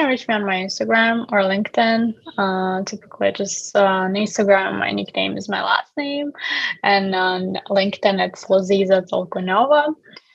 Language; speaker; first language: English; non-native, fluent; Uzbek